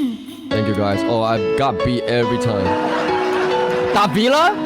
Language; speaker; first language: English; non-native, fluent; Chinese